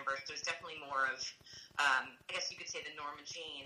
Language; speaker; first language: English; native; English